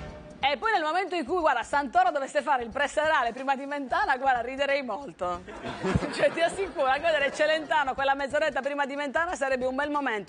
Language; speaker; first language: Italian; native; Italian